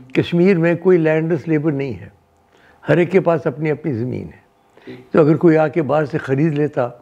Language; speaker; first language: Hindi; non-native, local second language; Dogri